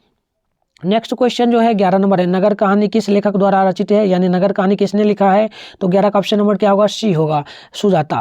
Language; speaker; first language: Hindi; native; Hindi